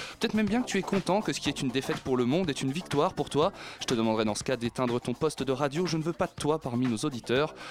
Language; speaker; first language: French; native; French